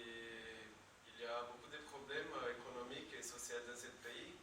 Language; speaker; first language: French; non-native, learner; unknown